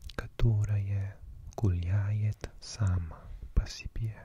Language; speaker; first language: Russian; non-native, learner; English